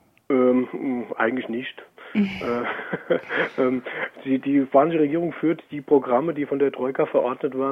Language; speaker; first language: German; native; German